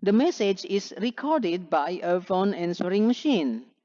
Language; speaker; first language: English; non-native, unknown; Indonesian